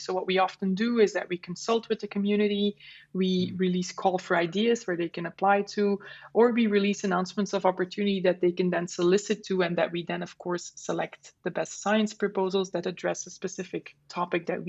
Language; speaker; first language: English; non-native, fluent; Dutch